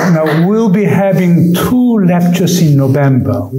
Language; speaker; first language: English; non-native, fluent; Korean